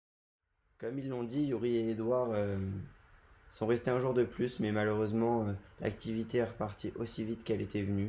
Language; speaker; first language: French; native; French